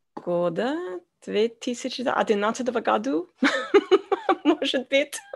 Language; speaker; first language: Russian; non-native, learner; English